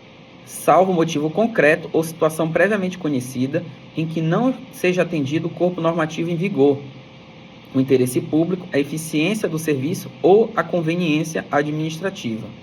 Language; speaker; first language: Portuguese; native; Portuguese